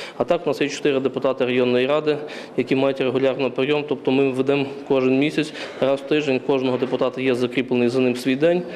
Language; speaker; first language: Ukrainian; native; Ukrainian